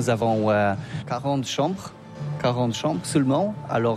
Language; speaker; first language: French; non-native, learner; Polish